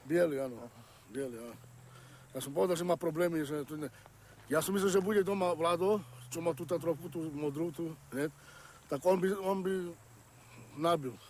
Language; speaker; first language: Slovak; non-native, local second language; Romany